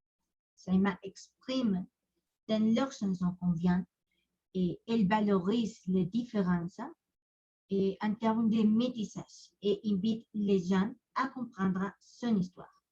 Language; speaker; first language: French; non-native, learner; Spanish